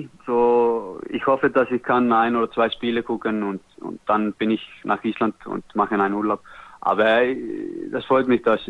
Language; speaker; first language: German; non-native, learner; Icelandic